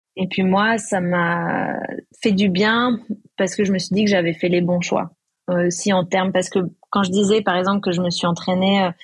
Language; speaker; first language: French; native; French